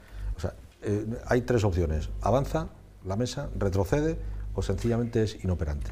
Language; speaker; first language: Spanish; native; Spanish